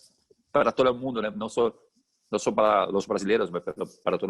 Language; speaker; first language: Spanish; non-native, fluent; Portuguese